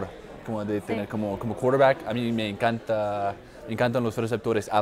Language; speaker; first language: Spanish; non-native, fluent; English